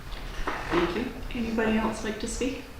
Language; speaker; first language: English; native; English